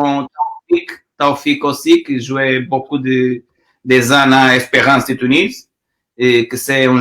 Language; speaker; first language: French; non-native, learner; Portuguese